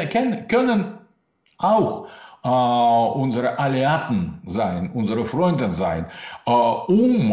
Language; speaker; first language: German; non-native, learner; Russian